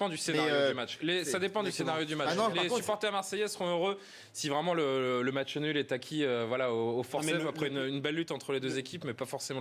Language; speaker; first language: French; native; French